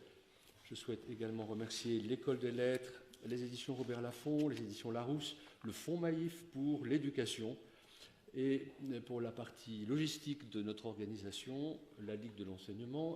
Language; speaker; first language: French; native; French